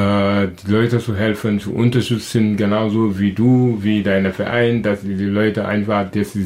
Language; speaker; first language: German; non-native, learner; Wolof